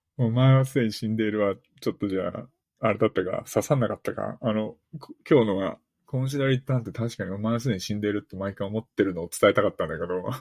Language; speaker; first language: Japanese; native; Japanese